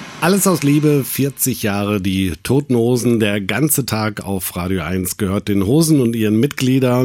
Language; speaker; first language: German; native; German